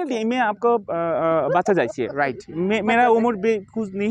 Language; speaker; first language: Hindi; non-native, learner; Bangla